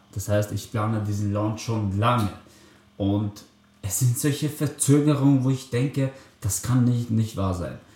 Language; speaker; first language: German; early bilingual, other home language; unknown